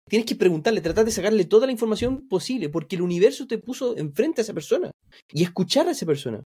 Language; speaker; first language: Spanish; native; Spanish